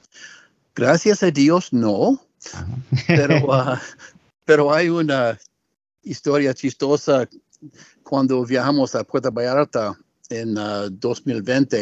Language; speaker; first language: Spanish; non-native, learner; English